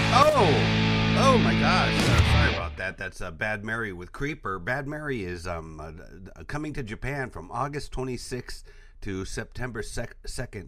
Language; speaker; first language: English; native; English